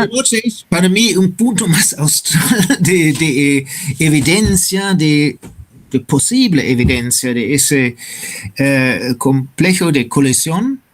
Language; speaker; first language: Spanish; non-native, fluent; German